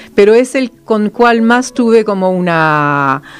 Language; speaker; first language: Spanish; non-native, fluent; Serbian